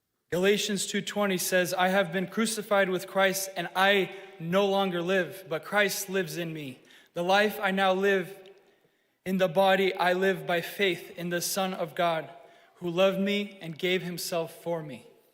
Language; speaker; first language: English; native; English